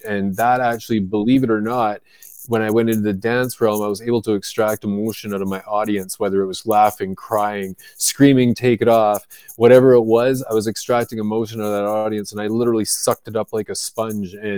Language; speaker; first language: English; native; English